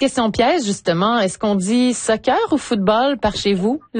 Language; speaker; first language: French; native; French